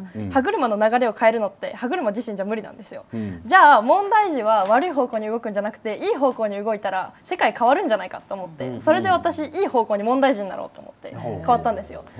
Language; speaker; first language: Japanese; native; Japanese